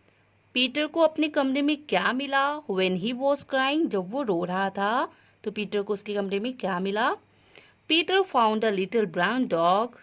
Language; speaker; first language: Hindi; native; Hindi